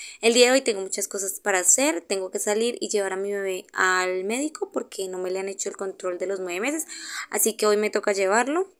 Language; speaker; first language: Spanish; native; Spanish